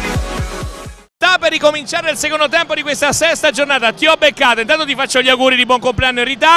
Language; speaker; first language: Italian; native; Italian